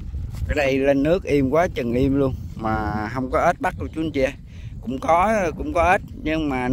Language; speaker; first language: Vietnamese; native; Vietnamese